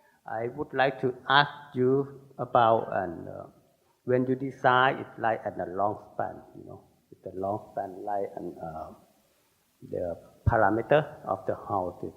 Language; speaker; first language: English; non-native, learner; Thai